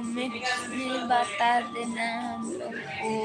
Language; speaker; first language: Hindi; non-native, local second language; Santali